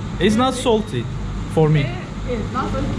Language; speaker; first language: English; non-native, fluent; Turkish